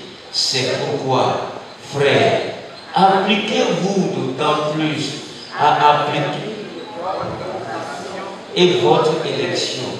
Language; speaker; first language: French; non-native, local second language; Ewe